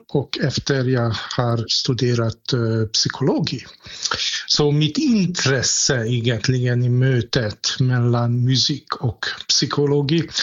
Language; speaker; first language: Swedish; non-native, fluent; Hungarian